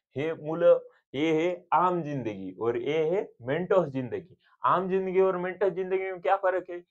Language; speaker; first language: Hindi; non-native, local second language; Marathi